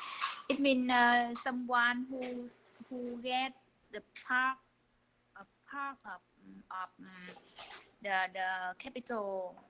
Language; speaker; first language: English; non-native, learner; Vietnamese